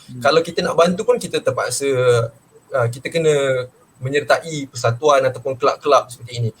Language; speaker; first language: Malay; native; Malay